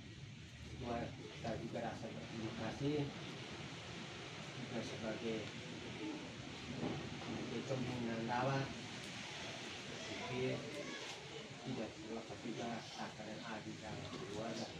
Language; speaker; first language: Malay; non-native, local second language; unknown